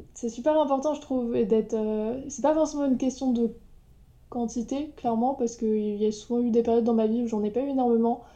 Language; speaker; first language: French; native; French